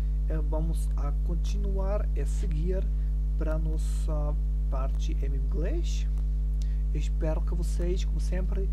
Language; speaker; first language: Portuguese; non-native, learner; German